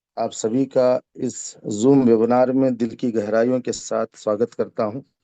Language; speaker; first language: Hindi; non-native, local second language; Urdu